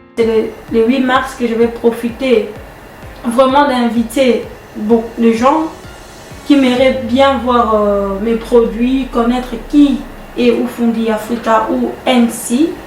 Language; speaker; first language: French; non-native, local second language; Lingala